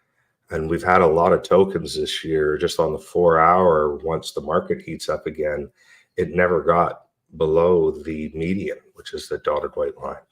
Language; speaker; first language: English; native; English